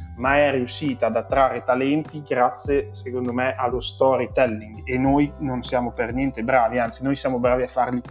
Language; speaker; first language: Italian; native; Italian